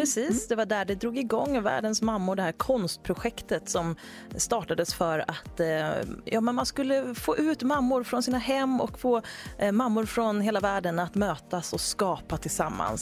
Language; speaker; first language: Swedish; native; Swedish